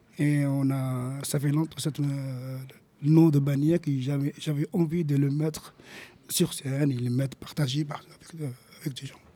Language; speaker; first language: French; non-native, local second language; Arabic